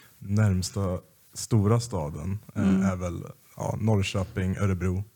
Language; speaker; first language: Swedish; native; Swedish